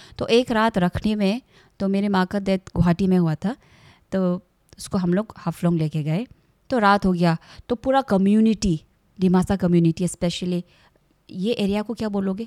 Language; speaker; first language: Hindi; non-native, local second language; Assamese